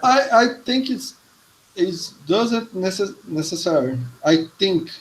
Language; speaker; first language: English; non-native, learner; Portuguese